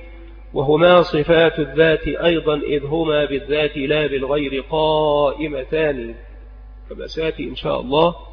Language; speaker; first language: Arabic; native; Arabic